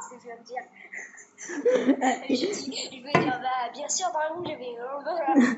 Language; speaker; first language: French; native; French